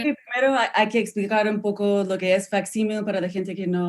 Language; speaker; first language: Spanish; non-native, fluent; English